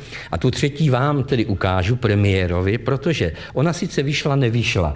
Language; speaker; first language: Czech; native; Czech